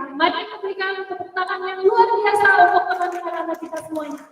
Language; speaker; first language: Indonesian; native; Indonesian